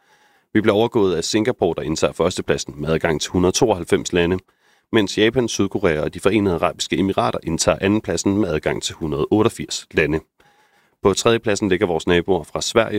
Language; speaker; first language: Danish; native; Danish